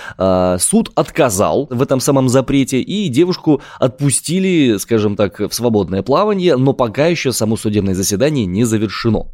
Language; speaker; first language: Russian; native; Russian